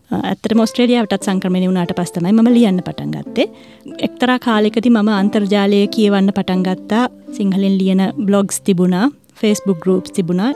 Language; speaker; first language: Sinhala; early bilingual, other home language; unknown